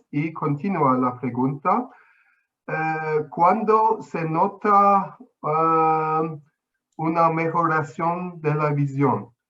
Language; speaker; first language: Spanish; non-native, fluent; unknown